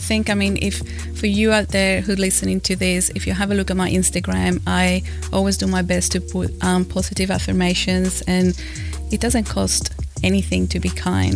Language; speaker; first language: English; non-native, fluent; Spanish